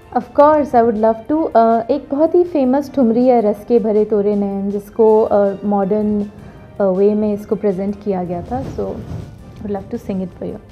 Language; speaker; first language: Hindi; non-native, local second language; Bangla